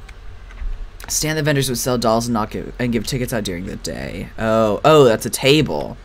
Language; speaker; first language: English; native; English